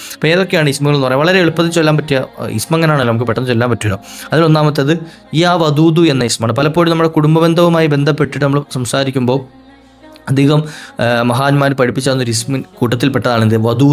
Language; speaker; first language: Malayalam; native; Malayalam